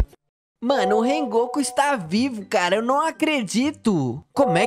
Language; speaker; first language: Portuguese; native; Portuguese